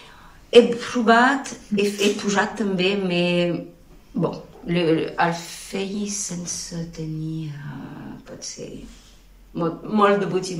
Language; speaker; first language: Catalan; non-native, local second language; French